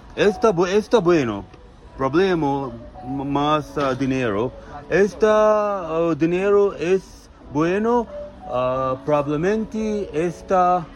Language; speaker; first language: Spanish; non-native, learner; English